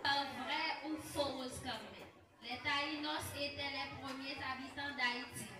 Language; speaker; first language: French; non-native, local second language; Haitian Creole